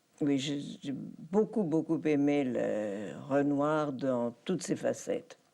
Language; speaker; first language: French; early bilingual, other home language; Polish